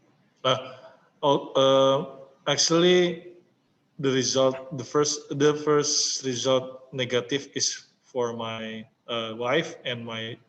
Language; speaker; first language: English; non-native, learner; Indonesian